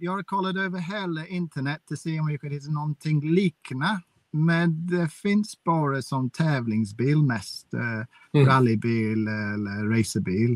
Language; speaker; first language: Swedish; non-native, fluent; English